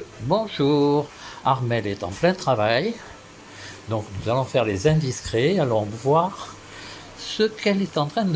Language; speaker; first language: French; native; French